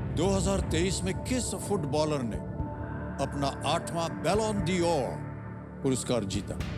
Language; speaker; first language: Hindi; native; Hindi